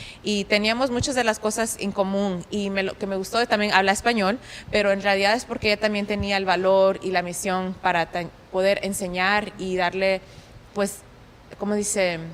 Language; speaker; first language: Spanish; early bilingual, heritage; Spanish